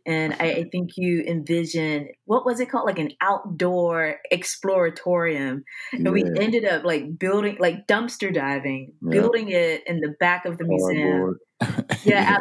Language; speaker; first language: English; native; English